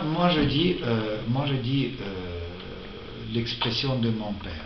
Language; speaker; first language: French; non-native, fluent; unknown